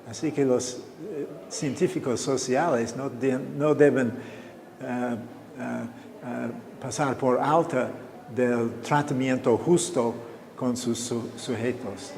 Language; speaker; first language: Spanish; non-native, fluent; English